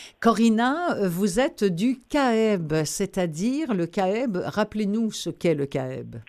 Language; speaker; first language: French; native; French